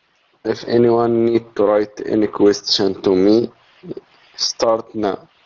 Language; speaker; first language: English; non-native, learner; Arabic